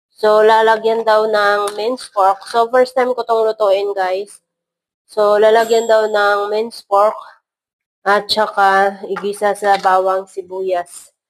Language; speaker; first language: Filipino; non-native, local second language; Hiligaynon